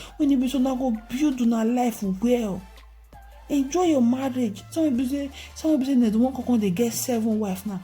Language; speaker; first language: Nigerian Pidgin; non-native, local second language; Igbo